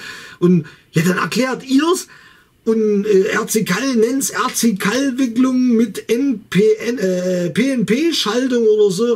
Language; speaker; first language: German; native; German